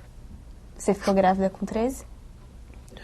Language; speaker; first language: Portuguese; native; Portuguese